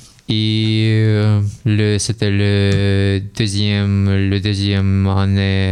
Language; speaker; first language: French; non-native, learner; Russian